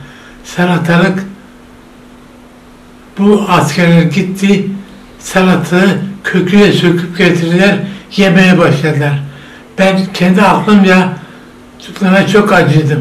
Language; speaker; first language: Turkish; non-native, local second language; Zaza